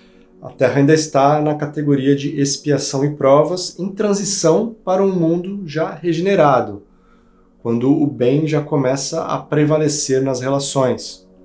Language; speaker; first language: Portuguese; native; Portuguese